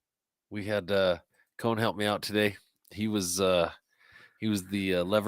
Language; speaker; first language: English; native; English